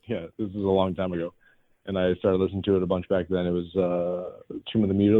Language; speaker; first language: English; native; English